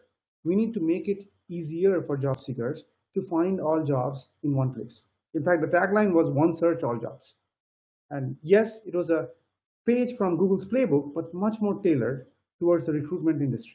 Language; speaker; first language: English; non-native, local second language; Bangla